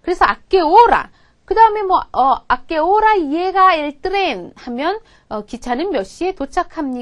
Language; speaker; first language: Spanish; non-native, fluent; Korean